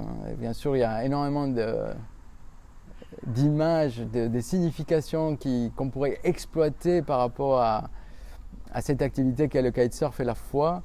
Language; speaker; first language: French; non-native, fluent; Spanish